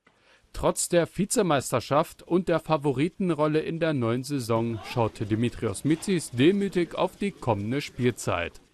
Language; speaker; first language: German; native; German